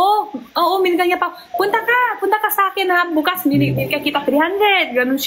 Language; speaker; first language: Filipino; non-native, learner; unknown